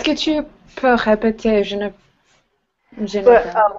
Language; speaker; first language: French; non-native, learner; English